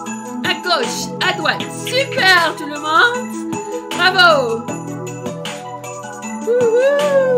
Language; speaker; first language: French; non-native, fluent; English